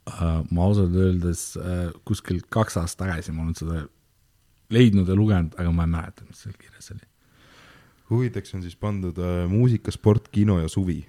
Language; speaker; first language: Estonian; non-native, local second language; Russian